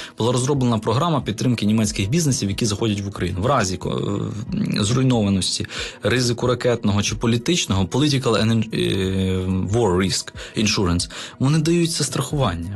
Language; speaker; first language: Ukrainian; native; Ukrainian